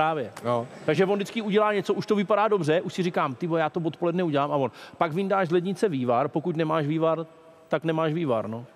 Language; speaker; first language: Czech; native; Czech